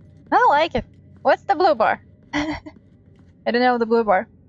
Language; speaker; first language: English; non-native, fluent; Russian